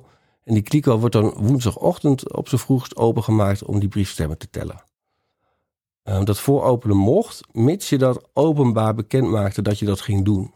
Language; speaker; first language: Dutch; native; Dutch